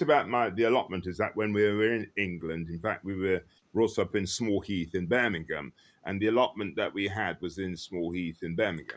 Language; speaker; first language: English; native; English